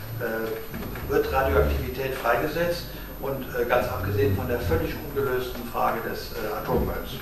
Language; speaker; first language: German; native; German